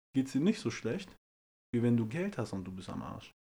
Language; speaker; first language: German; early bilingual, other home language; Persian